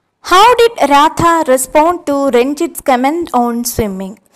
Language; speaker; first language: English; non-native, local second language; Malayalam